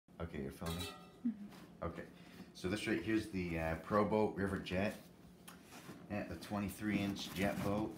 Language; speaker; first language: English; native; English